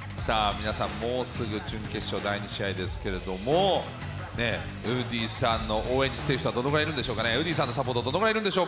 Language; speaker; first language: Japanese; native; Japanese